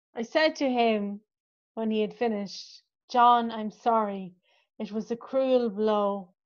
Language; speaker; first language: English; native; English